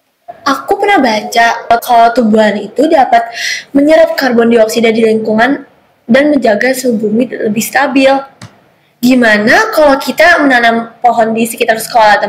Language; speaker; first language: Indonesian; native; Indonesian